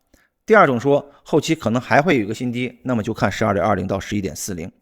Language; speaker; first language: Chinese; native; Chinese